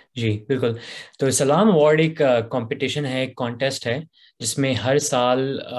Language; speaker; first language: Urdu; native; Urdu